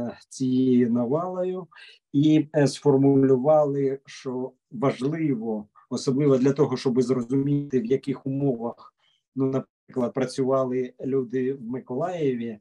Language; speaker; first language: Ukrainian; native; Ukrainian